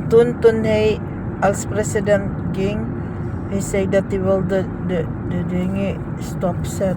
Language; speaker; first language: Dutch; non-native, learner; Filipino